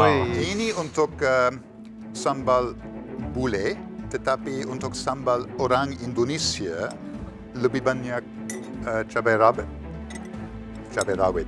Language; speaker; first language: Indonesian; non-native, fluent; English